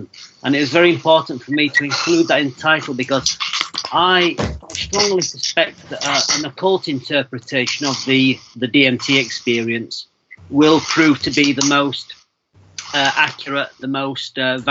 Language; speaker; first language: English; native; English